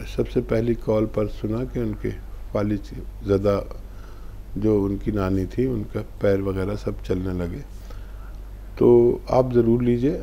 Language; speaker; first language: Hindi; native; Hindi